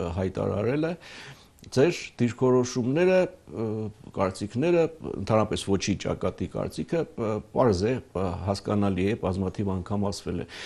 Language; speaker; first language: Armenian; native; Armenian